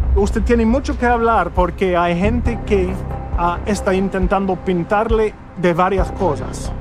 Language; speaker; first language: Spanish; non-native, fluent; English